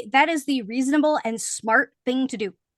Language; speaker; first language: English; native; English